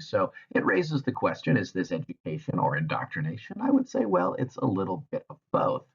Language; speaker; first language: English; native; English